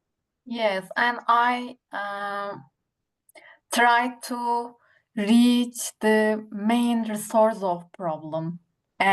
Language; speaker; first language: English; non-native, learner; Turkish